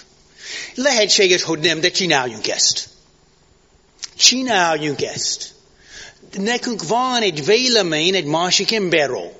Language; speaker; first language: Hungarian; non-native, fluent; English